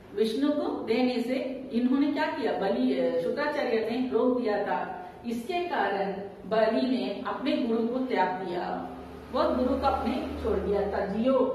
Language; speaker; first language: Hindi; non-native, local second language; Tamil